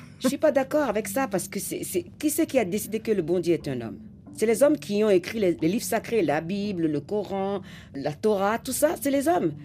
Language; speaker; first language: French; non-native, local second language; Fon